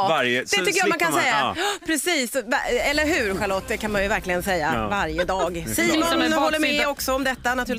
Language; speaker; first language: Swedish; native; Swedish